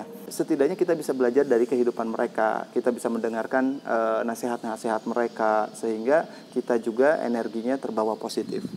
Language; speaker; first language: Indonesian; native; Indonesian